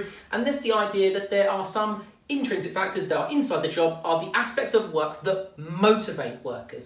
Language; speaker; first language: English; native; English